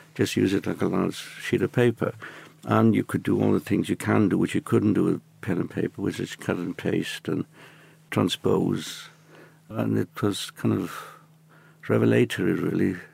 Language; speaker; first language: English; native; English